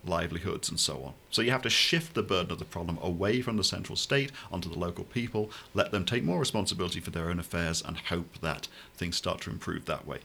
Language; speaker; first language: English; native; English